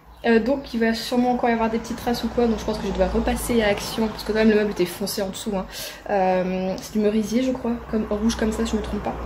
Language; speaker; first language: French; native; French